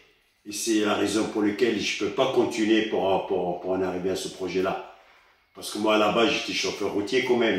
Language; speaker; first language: French; early bilingual, other home language; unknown